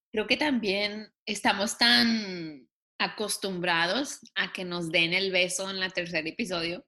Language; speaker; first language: Spanish; early bilingual, heritage; Spanish